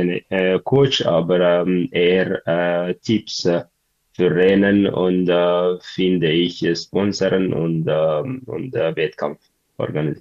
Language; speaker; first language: German; non-native, learner; Tigrinya